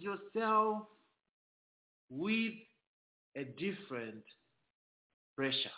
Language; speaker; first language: English; non-native, local second language; Shona